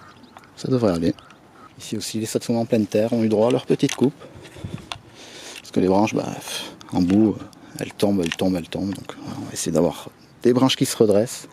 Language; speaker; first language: French; native; French